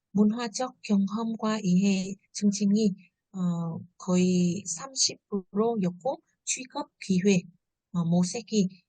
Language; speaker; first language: Korean; non-native, fluent; Vietnamese